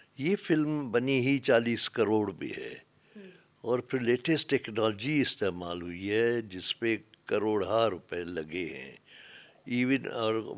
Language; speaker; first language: Urdu; non-native, local second language; Sindhi